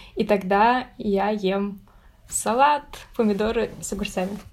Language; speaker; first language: Russian; native; Russian